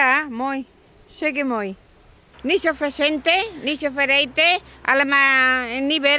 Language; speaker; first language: Dutch; non-native, learner; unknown